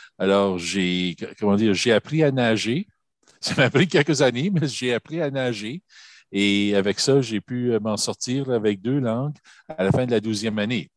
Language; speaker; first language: French; native; French